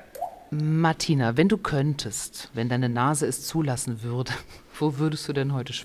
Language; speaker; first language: German; native; German